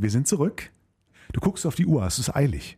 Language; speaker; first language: German; native; German